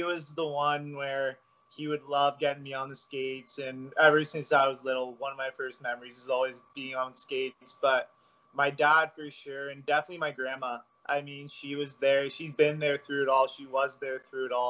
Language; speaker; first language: English; native; English